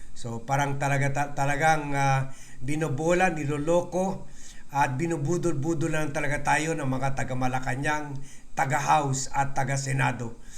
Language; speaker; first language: Filipino; native; Filipino